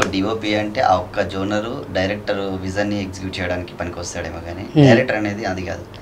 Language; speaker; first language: Telugu; native; Telugu